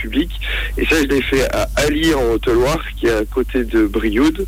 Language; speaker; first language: French; native; French